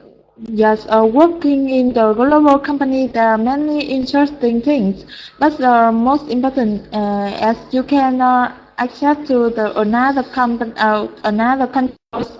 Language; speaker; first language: English; non-native, learner; Vietnamese